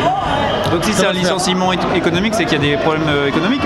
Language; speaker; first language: French; native; French